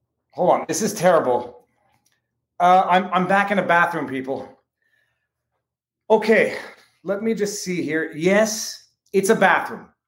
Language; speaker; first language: English; native; English